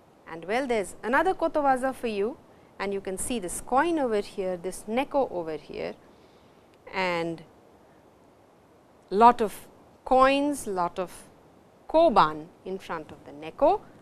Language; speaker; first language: English; non-native, local second language; Hindi